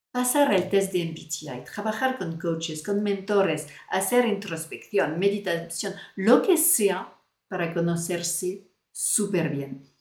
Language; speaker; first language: Spanish; non-native, fluent; French